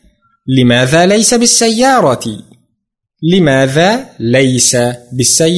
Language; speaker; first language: Arabic; non-native, fluent; Indonesian